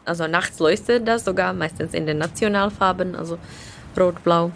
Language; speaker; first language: German; non-native, fluent; Czech